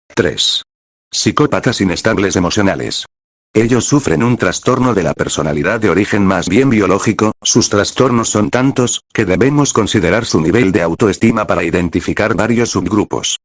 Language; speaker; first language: Spanish; native; Spanish